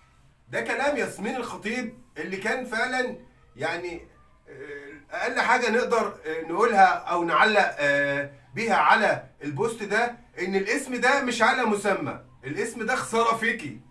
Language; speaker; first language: Arabic; native; Arabic